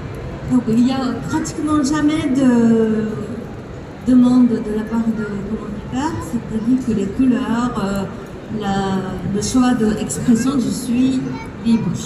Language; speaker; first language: French; non-native, fluent; Japanese